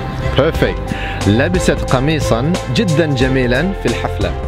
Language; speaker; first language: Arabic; non-native, fluent; English